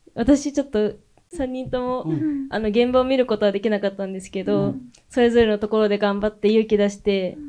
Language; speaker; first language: Japanese; native; Japanese